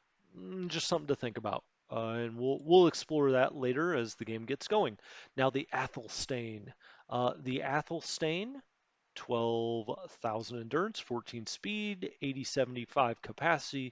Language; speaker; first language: English; native; English